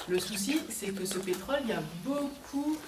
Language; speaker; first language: French; native; French